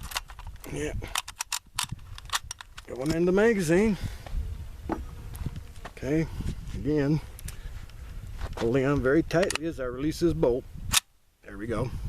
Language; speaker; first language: English; native; English